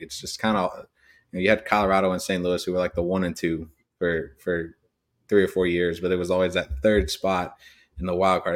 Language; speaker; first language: English; native; English